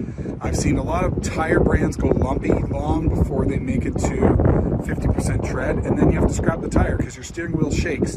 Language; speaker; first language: English; native; English